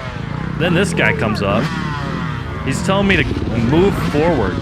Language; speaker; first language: English; native; English